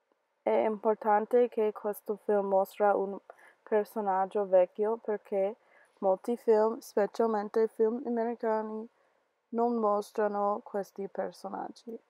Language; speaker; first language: Italian; non-native, learner; English